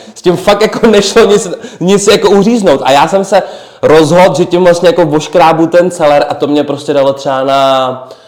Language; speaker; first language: Czech; native; Czech